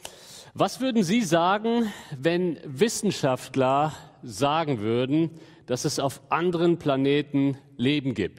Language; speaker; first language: German; native; German